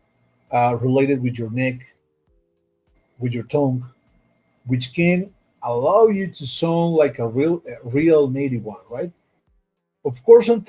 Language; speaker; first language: English; non-native, fluent; Spanish